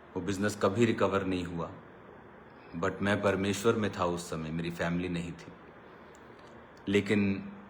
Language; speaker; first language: Hindi; non-native, local second language; Punjabi